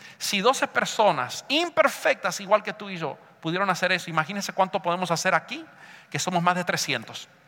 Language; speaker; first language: Spanish; early bilingual, heritage; Spanish